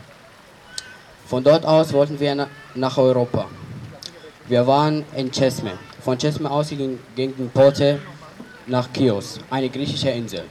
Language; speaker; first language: German; early bilingual, other home language; Arabic